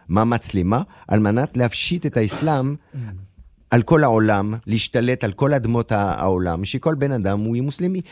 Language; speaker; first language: Hebrew; non-native, fluent; French